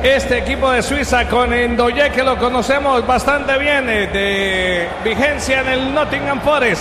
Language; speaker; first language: Spanish; native; Spanish